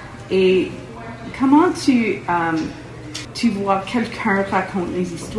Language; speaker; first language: French; non-native, local second language; English